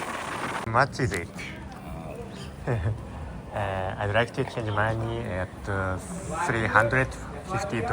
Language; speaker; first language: English; non-native, learner; Japanese